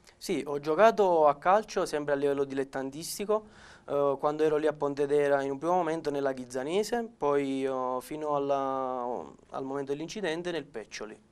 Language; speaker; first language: Italian; native; Italian